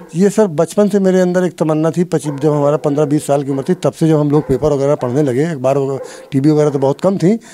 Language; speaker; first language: Hindi; native; Hindi